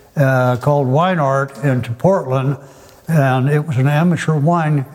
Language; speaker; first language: English; native; English